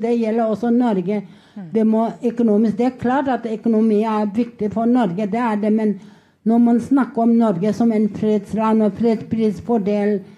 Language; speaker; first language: Norwegian; non-native, fluent; Tibetan